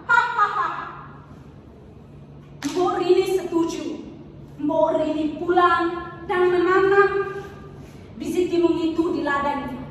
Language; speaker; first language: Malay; non-native, learner; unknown